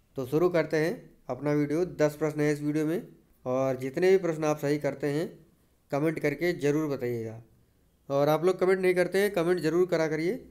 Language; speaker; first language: Hindi; native; Hindi